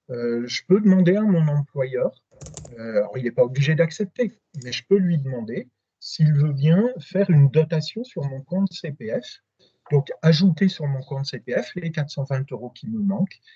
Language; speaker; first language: French; native; French